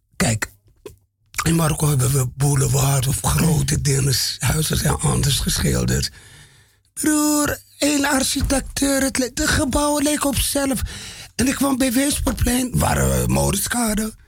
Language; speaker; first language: Dutch; non-native, fluent; Arabic